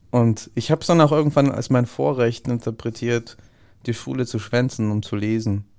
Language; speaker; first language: German; early bilingual, other home language; Russian